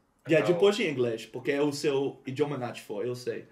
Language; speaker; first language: Portuguese; non-native, learner; Dutch